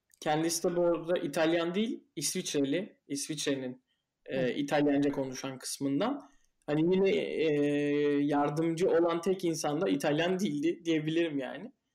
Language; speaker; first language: Turkish; native; Turkish